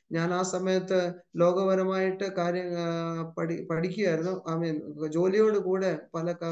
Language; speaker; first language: Malayalam; early bilingual, heritage; Malayalam